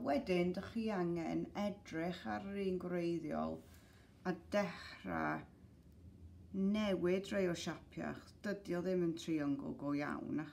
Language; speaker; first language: Welsh; non-native, local second language; English